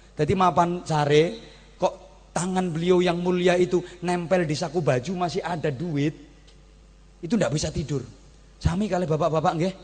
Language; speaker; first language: Indonesian; non-native, local second language; Javanese